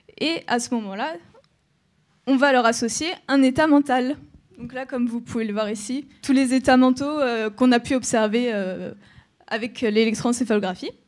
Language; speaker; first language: French; native; French